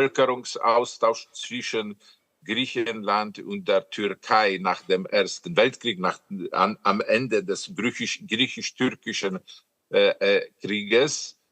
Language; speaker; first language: German; non-native, fluent; Polish